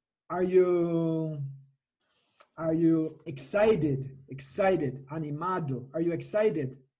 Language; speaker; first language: English; native; English